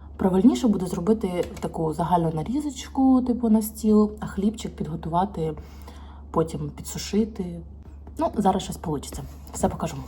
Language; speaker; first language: Ukrainian; native; Ukrainian